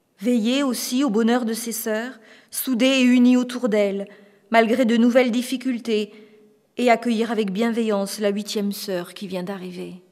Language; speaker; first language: French; native; French